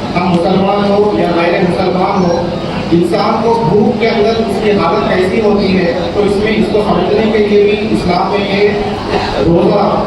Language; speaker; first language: Urdu; native; Urdu